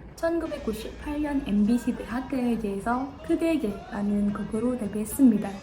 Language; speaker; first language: Korean; non-native, fluent; Indonesian